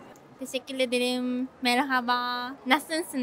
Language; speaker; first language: Turkish; non-native, learner; Japanese